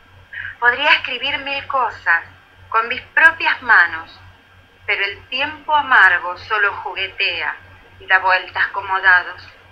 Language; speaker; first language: Spanish; native; Spanish